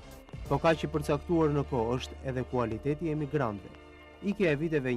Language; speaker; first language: Albanian; native; Albanian